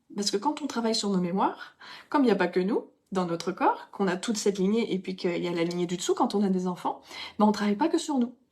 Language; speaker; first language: French; native; French